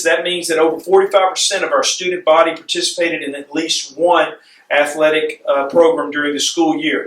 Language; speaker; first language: English; native; English